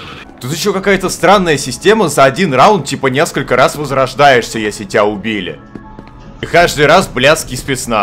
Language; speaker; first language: Russian; native; Russian